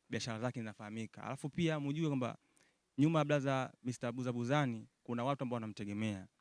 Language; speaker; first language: Swahili; native; Swahili